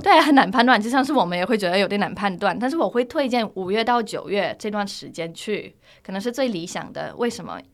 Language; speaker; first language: Chinese; non-native, fluent; Polish